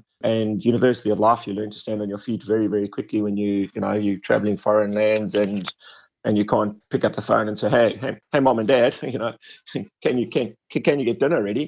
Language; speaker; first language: English; native; English